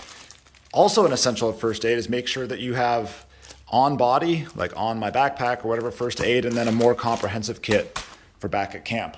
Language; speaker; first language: English; native; English